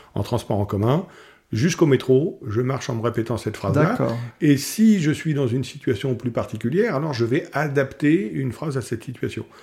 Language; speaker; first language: French; native; French